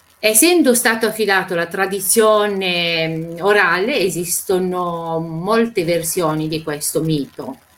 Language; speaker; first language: Italian; non-native, fluent; Romanian